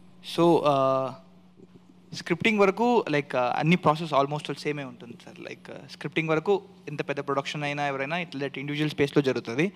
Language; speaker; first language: Telugu; native; Telugu